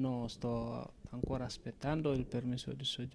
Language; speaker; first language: Italian; non-native, learner; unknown